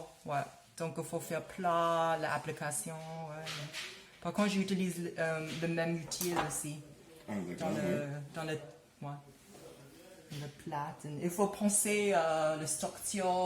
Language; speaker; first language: French; non-native, learner; English